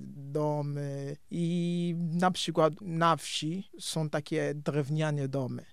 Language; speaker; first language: Polish; non-native, fluent; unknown